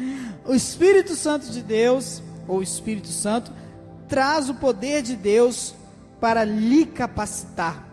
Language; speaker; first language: Portuguese; native; Portuguese